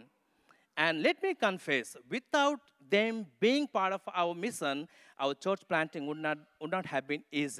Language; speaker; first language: English; non-native, local second language; Nepali